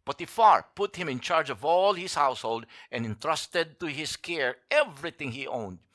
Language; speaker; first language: English; non-native, local second language; Filipino